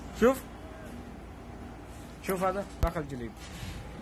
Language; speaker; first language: Arabic; non-native, learner; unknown